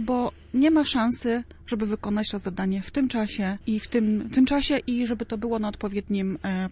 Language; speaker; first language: Polish; native; Polish